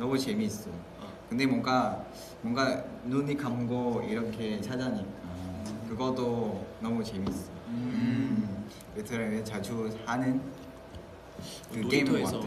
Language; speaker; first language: Korean; non-native, fluent; Vietnamese